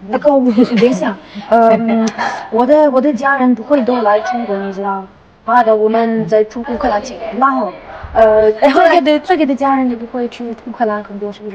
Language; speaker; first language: Chinese; non-native, learner; Ukrainian